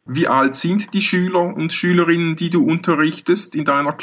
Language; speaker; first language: German; native; German